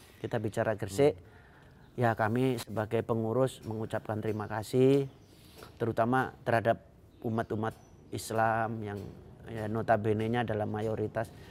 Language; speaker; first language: Indonesian; non-native, local second language; Madurese